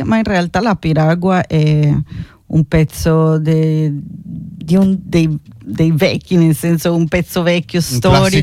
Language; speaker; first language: Italian; non-native, fluent; Spanish